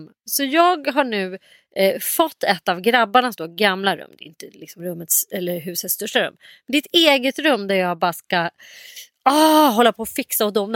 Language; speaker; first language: Swedish; native; Swedish